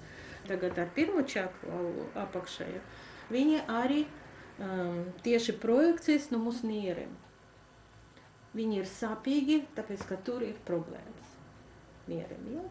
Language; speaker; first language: Latvian; non-native, local second language; Russian